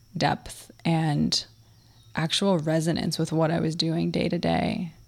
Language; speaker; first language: English; early bilingual, other home language; Russian